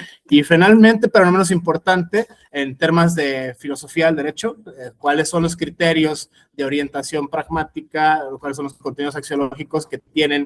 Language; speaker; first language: Spanish; native; Spanish